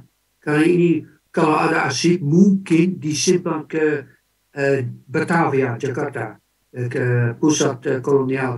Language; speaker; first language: Indonesian; non-native, fluent; Dutch